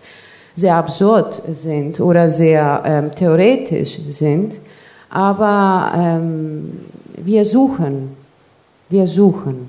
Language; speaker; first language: German; non-native, fluent; Greek